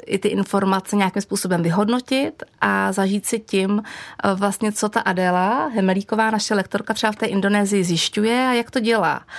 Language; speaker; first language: Czech; native; Czech